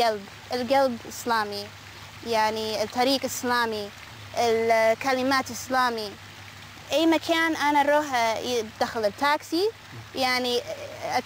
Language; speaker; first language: Arabic; non-native, learner; English